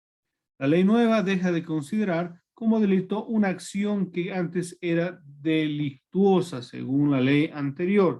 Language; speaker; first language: Spanish; native; Spanish